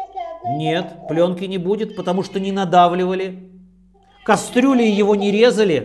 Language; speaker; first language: Russian; native; Russian